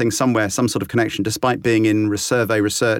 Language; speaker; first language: English; native; English